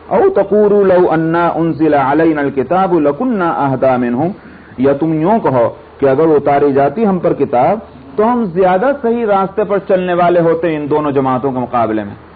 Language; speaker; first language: Urdu; native; Urdu